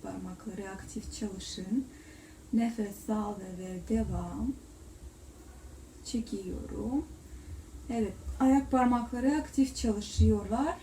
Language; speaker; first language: Turkish; non-native, learner; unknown